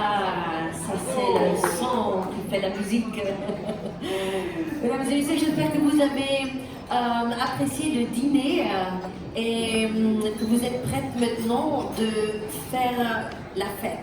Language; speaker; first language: French; non-native, local second language; German